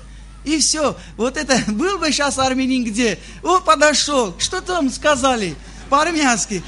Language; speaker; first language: Russian; non-native, fluent; Armenian